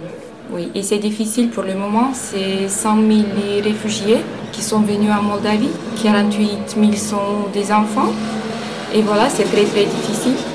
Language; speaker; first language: French; non-native, learner; Romanian